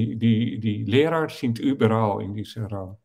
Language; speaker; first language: German; non-native, fluent; Dutch